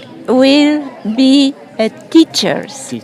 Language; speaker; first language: English; non-native, learner; Polish